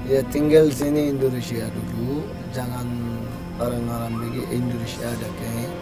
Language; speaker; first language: Indonesian; non-native, learner; Rohingya